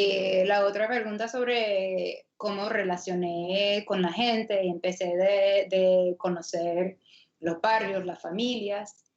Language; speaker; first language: Spanish; non-native, fluent; English